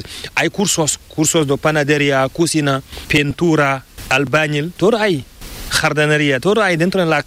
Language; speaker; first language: Spanish; non-native, learner; Fula